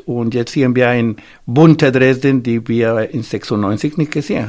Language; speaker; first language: German; non-native, fluent; Spanish